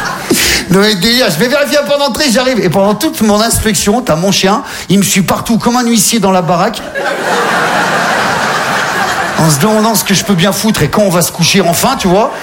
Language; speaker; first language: French; native; French